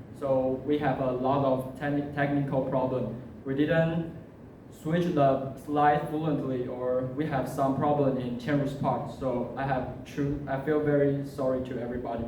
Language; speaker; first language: English; non-native, learner; Chinese